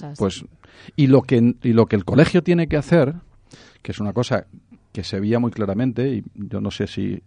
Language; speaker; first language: Spanish; native; Spanish